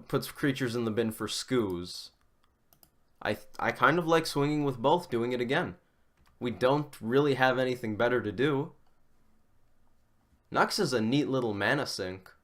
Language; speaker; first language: English; native; English